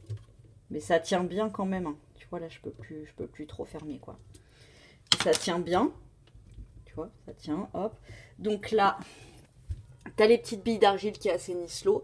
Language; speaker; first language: French; native; French